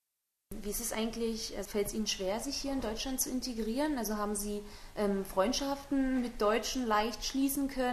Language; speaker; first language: German; native; German